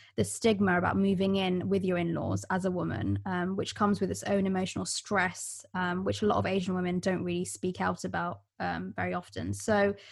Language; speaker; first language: English; native; English